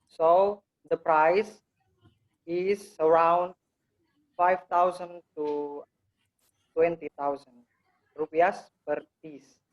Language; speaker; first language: English; non-native, learner; Indonesian